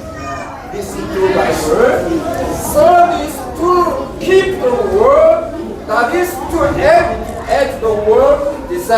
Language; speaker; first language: English; non-native, learner; Korean